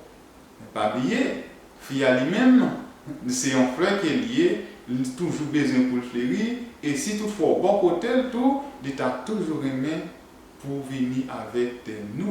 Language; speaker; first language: French; non-native, learner; Haitian Creole